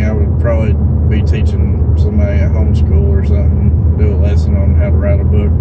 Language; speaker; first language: English; native; English